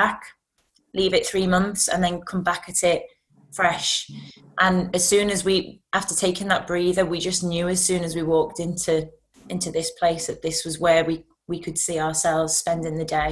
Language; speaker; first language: English; native; English